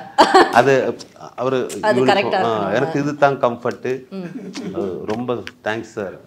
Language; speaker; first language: Tamil; non-native, learner; Malayalam